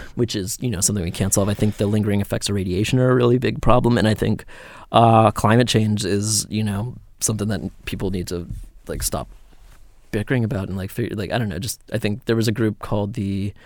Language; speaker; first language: English; native; English